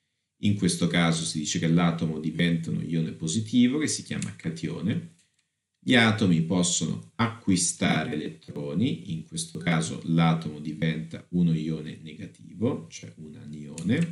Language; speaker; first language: Italian; native; Italian